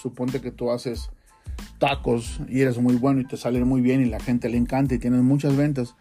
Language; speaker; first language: Spanish; native; Spanish